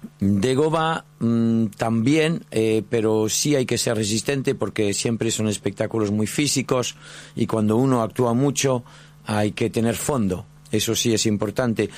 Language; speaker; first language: Spanish; non-native, fluent; French